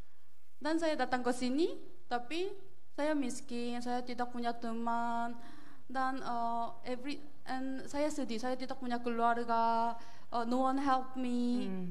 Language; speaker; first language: Indonesian; non-native, learner; Korean